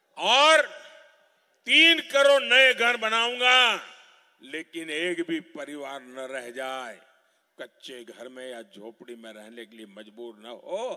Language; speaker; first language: Hindi; non-native, local second language; Gujarati